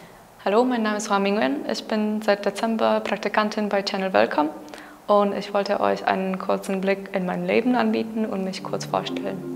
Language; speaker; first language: German; non-native, fluent; Czech